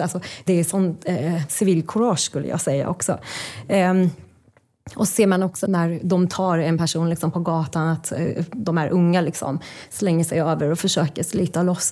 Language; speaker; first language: Swedish; non-native, fluent; Persian